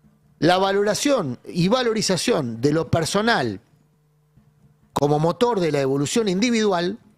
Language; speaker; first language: Spanish; native; Spanish